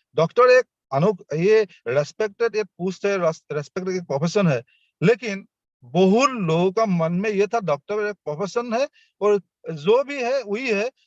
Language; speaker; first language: Hindi; non-native, local second language; Assamese